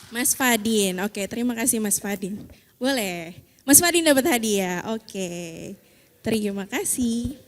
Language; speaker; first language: Indonesian; native; Indonesian